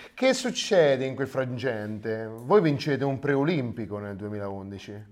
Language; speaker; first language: Italian; native; Italian